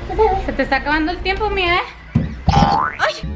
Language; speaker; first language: Spanish; native; Spanish